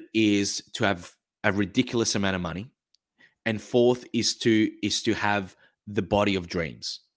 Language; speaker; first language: English; early bilingual, other home language; Italian